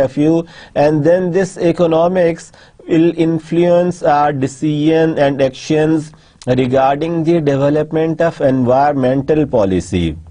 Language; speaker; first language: English; non-native, local second language; Urdu